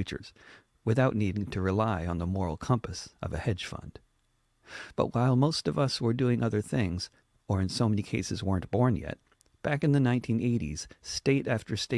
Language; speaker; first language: English; native; English